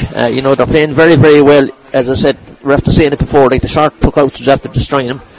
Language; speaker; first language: English; native; English